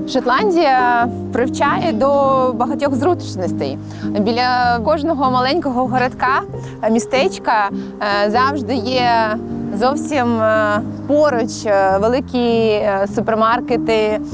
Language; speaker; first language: Ukrainian; native; Ukrainian